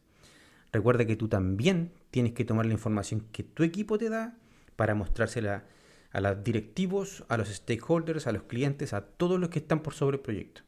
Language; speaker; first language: Spanish; native; Spanish